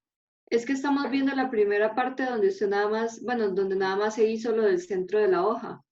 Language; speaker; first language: Spanish; native; Spanish